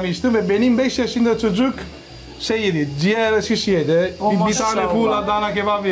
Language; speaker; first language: Turkish; non-native, learner; Italian